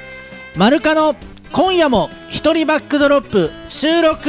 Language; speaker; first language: Japanese; native; Japanese